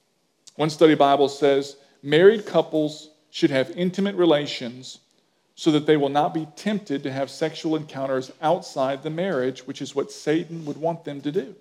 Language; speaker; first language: English; native; English